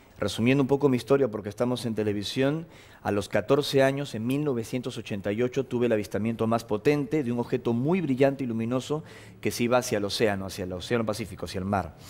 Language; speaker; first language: Spanish; native; Spanish